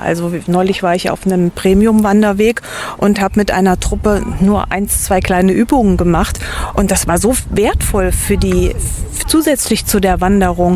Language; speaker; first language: German; native; German